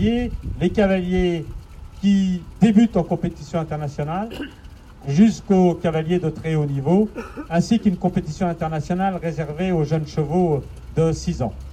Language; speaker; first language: French; native; French